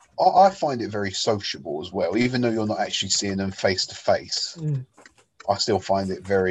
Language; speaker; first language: English; native; English